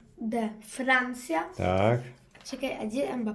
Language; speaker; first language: Polish; early bilingual, heritage; Polish